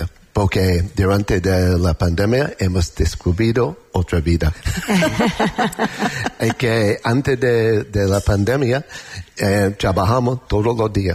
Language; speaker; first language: Spanish; non-native, learner; English